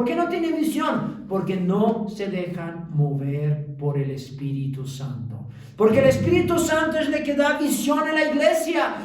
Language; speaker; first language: Spanish; early bilingual, other home language; Romanian